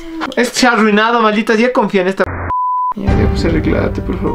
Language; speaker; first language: Spanish; native; Spanish